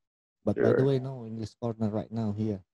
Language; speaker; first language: English; non-native, fluent; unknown